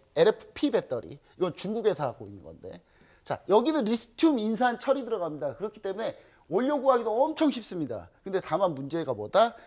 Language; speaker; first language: Korean; native; Korean